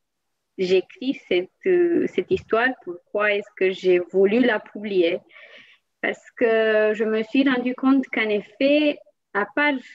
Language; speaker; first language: French; non-native, fluent; Romanian